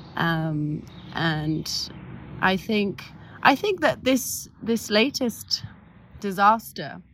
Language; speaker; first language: English; native; English